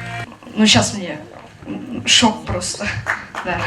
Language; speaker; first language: Russian; non-native, local second language; Kyrgyz